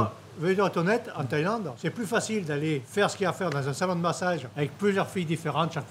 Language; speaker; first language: French; native; French